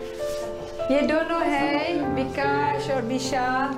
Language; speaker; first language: Hindi; non-native, local second language; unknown